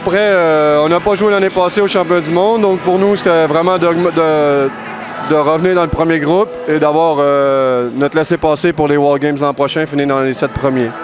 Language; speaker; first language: French; native; French